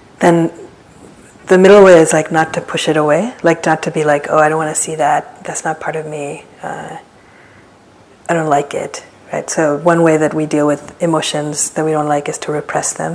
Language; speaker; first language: English; native; English